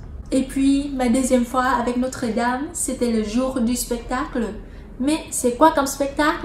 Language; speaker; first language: French; non-native, fluent; Vietnamese